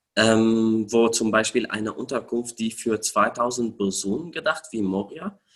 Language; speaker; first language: German; non-native, fluent; Arabic